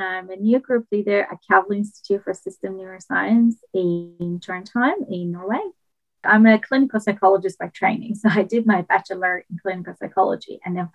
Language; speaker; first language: English; non-native, fluent; Persian